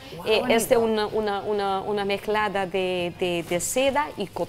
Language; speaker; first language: Spanish; non-native, fluent; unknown